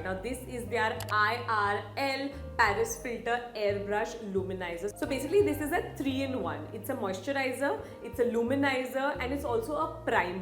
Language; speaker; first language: English; non-native, local second language; Hindi